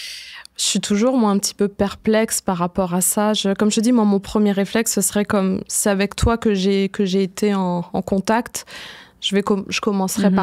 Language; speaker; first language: French; native; French